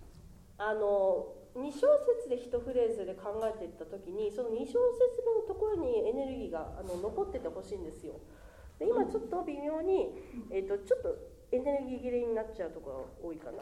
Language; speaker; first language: Japanese; native; Japanese